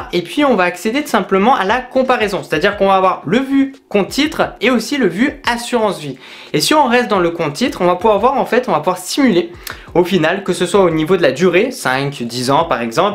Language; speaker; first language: French; native; French